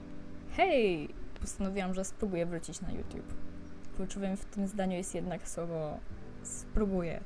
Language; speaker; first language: Polish; native; Polish